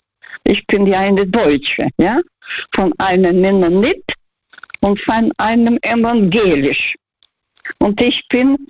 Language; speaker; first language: German; non-native, local second language; Russian